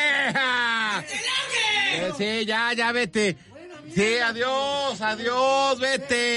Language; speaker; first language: Spanish; native; Spanish